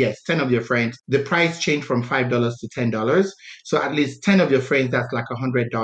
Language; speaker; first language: English; non-native, local second language; Yoruba